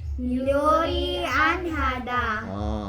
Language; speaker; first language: Korean; non-native, learner; Cebuano